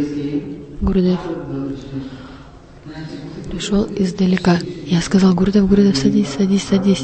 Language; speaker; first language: Russian; non-native, learner; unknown